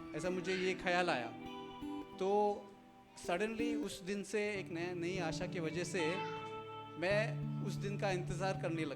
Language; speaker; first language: Hindi; non-native, local second language; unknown